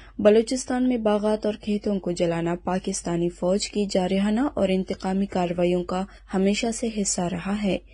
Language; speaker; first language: Urdu; non-native, local second language; Baluchi